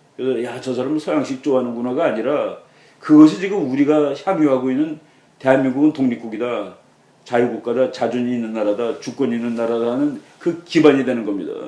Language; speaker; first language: Korean; native; Korean